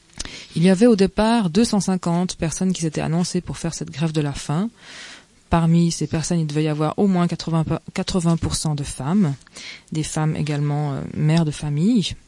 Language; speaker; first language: French; native; French